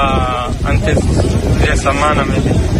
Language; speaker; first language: Spanish; non-native, learner; Arabic